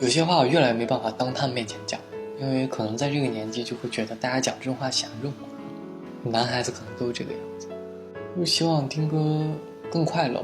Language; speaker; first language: Chinese; native; Chinese